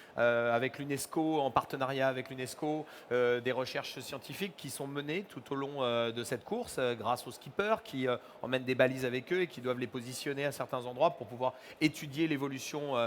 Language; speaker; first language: French; native; French